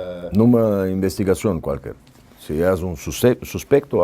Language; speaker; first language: Spanish; non-native, fluent; Portuguese